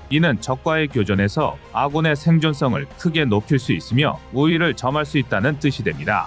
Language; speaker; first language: Korean; native; Korean